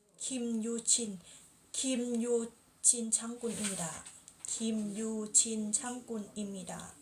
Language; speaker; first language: Korean; non-native, learner; Thai